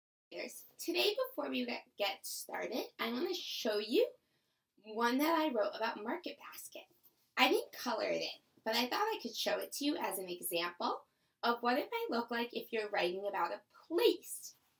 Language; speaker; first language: English; native; English